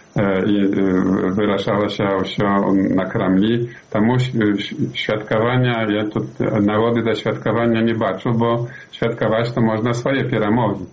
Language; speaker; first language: Polish; non-native, learner; Belarusian